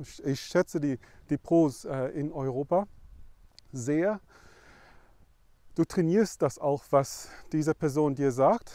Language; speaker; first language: German; non-native, fluent; English